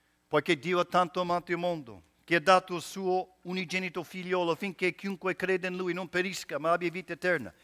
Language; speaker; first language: Italian; non-native, fluent; English